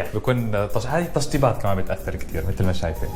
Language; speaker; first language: Arabic; native; Arabic